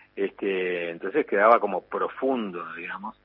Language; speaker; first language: Spanish; native; Spanish